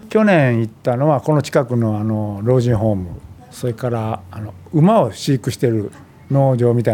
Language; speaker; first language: Japanese; native; Japanese